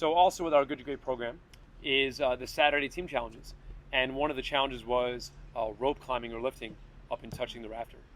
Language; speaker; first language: English; native; English